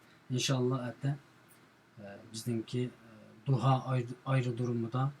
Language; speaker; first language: Turkish; non-native, fluent; Uyghur